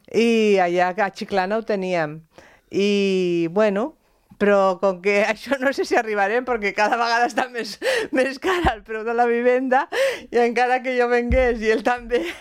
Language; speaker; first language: Catalan; non-native, local second language; Spanish